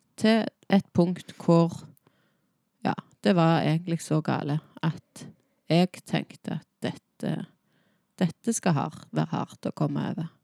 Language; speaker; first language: Norwegian; native; Norwegian